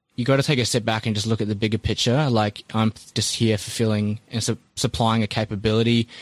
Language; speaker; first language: English; native; English